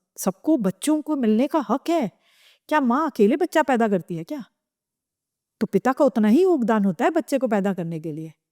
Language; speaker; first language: Hindi; native; Hindi